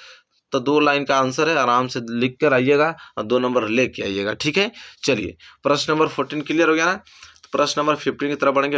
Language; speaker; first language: Hindi; native; Hindi